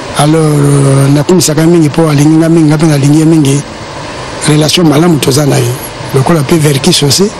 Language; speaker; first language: Lingala; non-native, local second language; Mongo